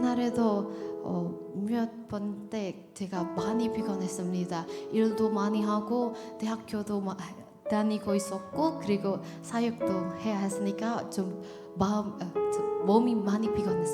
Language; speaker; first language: Korean; non-native, learner; Indonesian